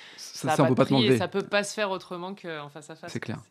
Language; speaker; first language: French; native; French